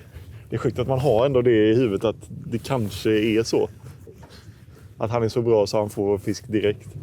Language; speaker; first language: Swedish; native; Swedish